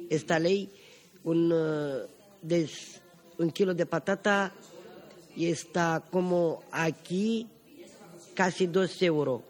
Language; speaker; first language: Spanish; non-native, learner; Romany